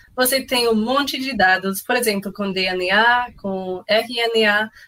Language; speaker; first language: Portuguese; non-native, fluent; English